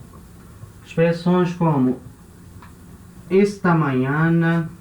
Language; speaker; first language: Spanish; non-native, fluent; Portuguese